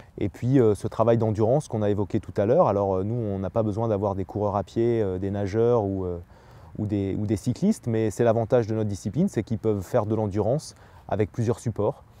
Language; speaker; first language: French; native; French